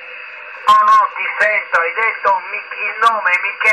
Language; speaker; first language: Italian; native; Italian